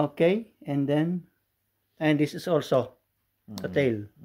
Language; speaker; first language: English; non-native, local second language; Filipino